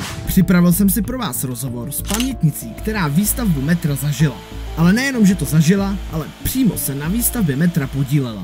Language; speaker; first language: Czech; native; Czech